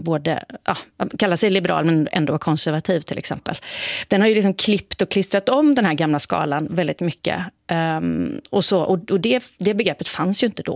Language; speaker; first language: Swedish; native; Swedish